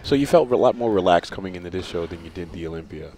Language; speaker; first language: English; native; English